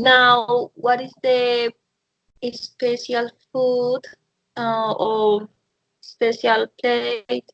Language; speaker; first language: English; non-native, learner; Spanish